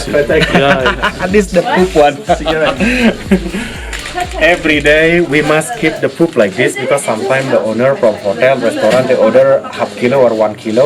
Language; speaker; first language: English; non-native, learner; Indonesian